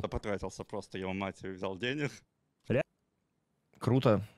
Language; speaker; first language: Russian; native; Russian